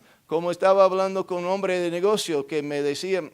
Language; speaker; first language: Spanish; non-native, fluent; English